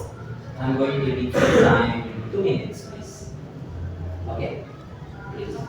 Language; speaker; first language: English; non-native, fluent; Indonesian